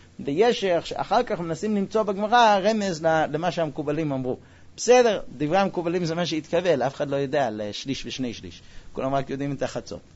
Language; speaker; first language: Hebrew; non-native, fluent; English